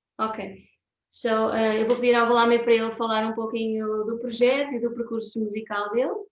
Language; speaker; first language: Portuguese; native; Portuguese